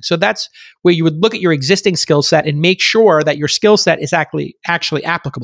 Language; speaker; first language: English; native; English